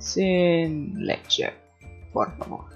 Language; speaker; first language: Spanish; non-native, learner; English